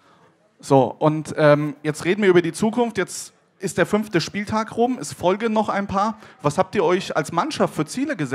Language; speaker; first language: German; native; German